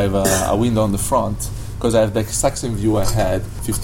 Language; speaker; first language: English; non-native, fluent; Italian